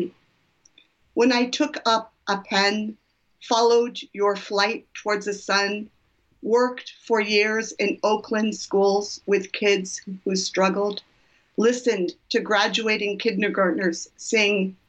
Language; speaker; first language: English; native; English